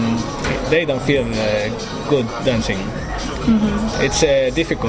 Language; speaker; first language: English; non-native, learner; Spanish